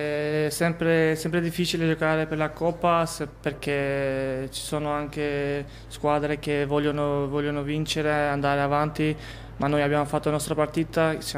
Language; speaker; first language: Italian; non-native, fluent; Albanian